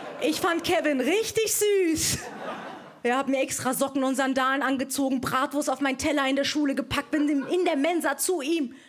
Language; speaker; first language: German; early bilingual, other home language; Persian